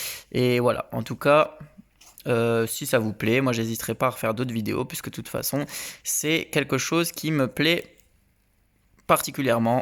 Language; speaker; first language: French; native; French